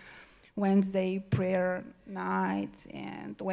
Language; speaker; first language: English; non-native, fluent; Bulgarian